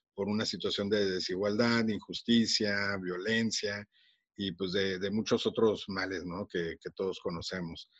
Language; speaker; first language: Spanish; native; Spanish